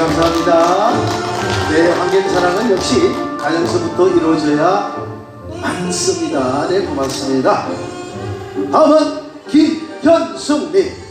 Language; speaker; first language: Korean; native; Korean